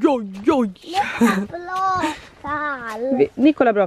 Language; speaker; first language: Swedish; native; Swedish